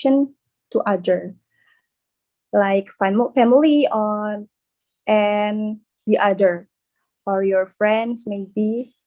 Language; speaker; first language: English; non-native, learner; Indonesian